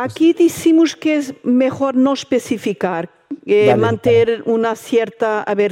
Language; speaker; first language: Spanish; non-native, fluent; Portuguese